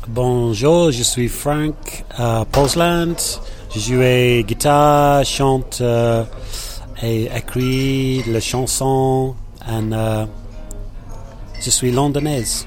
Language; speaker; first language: French; non-native, learner; English